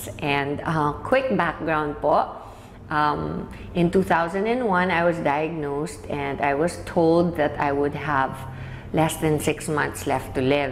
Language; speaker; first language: English; non-native, local second language; Filipino